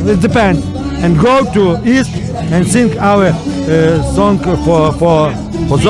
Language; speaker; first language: English; non-native, learner; Ukrainian